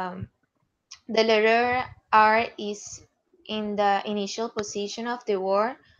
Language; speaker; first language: English; non-native, learner; Spanish